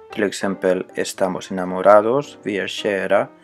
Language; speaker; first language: Swedish; non-native, fluent; Spanish